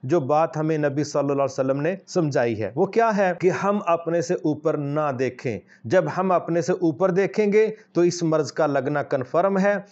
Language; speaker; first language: Urdu; native; Urdu